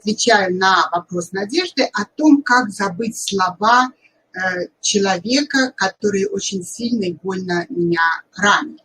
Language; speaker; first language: Russian; native; Russian